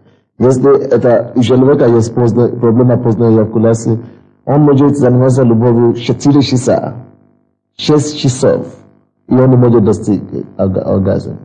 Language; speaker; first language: Russian; non-native, fluent; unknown